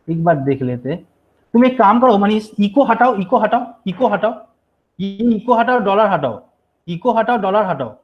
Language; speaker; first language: Hindi; non-native, local second language; Bangla